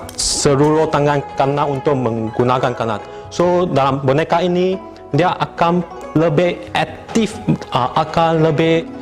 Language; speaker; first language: Malay; non-native, local second language; Min Nan Chinese